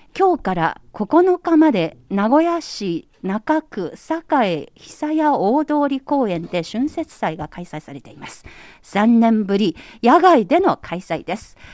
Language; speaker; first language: Japanese; non-native, fluent; Chinese